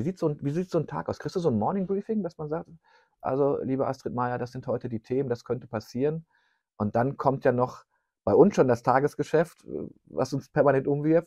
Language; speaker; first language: German; native; German